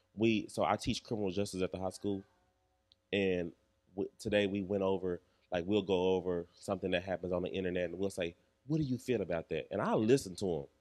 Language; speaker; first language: English; native; English